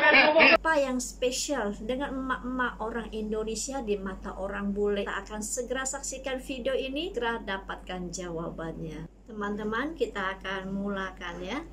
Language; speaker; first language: Indonesian; non-native, local second language; Malay